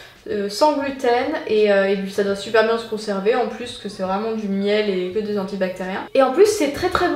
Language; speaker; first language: French; native; French